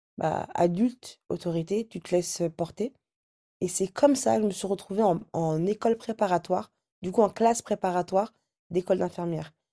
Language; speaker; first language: French; early bilingual, other home language; Arabic